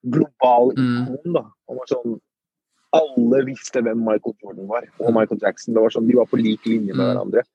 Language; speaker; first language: Norwegian; early bilingual, other home language; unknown